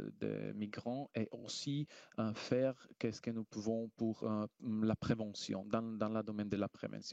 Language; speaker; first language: French; non-native, fluent; Slovak